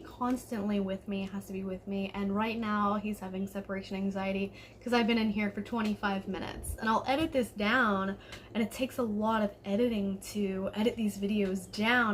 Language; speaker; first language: English; native; English